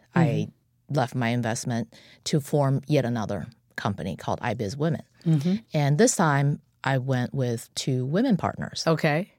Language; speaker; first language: English; non-native, fluent; Chinese